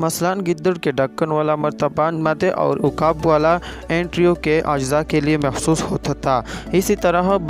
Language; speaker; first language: Urdu; native; Urdu